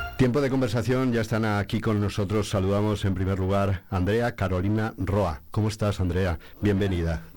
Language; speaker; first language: Spanish; native; Spanish